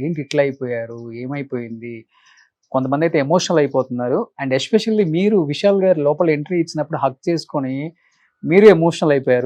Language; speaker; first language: Telugu; native; Telugu